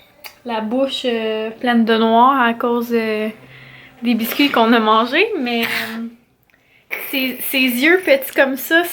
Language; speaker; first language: French; native; French